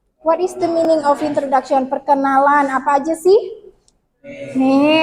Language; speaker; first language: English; non-native, fluent; Indonesian